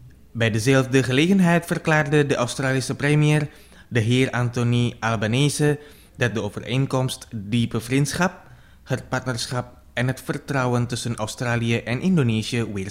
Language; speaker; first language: Dutch; non-native, fluent; Indonesian